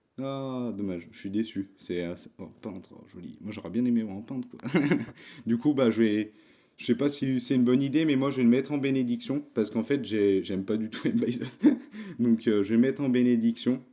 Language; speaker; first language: French; native; French